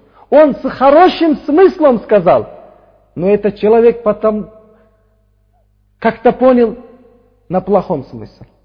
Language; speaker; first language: Russian; non-native, fluent; Uzbek